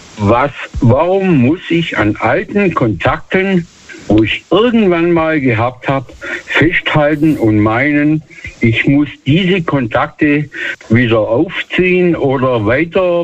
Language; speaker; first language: German; native; German